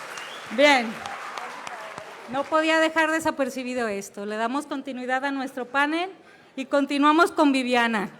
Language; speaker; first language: Spanish; native; Spanish